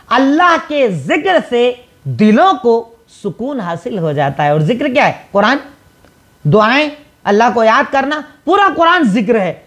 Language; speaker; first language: Hindi; native; Hindi